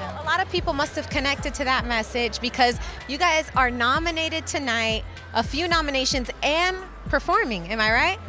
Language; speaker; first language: English; native; English